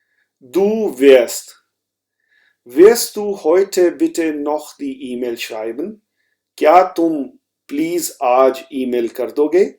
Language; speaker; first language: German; non-native, fluent; Urdu